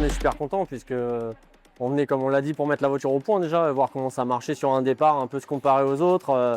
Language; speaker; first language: French; native; French